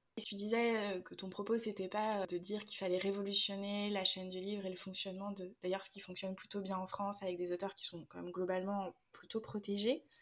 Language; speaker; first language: French; native; French